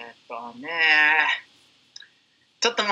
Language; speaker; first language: Japanese; non-native, learner; English